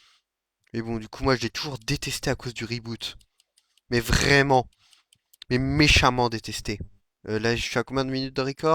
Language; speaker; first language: French; native; French